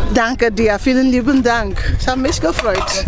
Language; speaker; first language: German; non-native, fluent; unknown